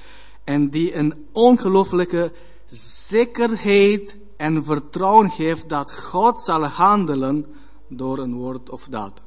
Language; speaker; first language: Dutch; non-native, learner; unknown